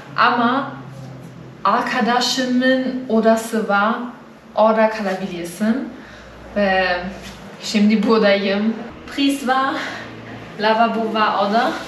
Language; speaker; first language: Turkish; non-native, learner; German